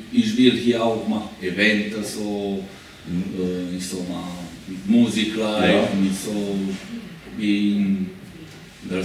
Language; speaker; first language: German; non-native, learner; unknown